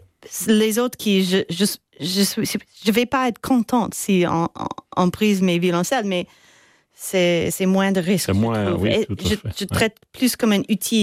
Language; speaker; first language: French; non-native, fluent; English